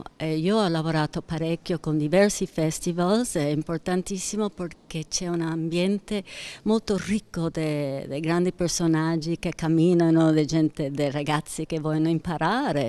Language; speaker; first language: Italian; non-native, fluent; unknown